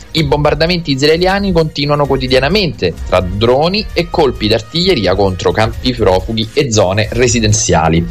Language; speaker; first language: Italian; native; Italian